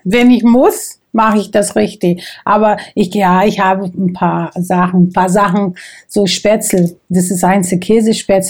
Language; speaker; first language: German; non-native, fluent; Portuguese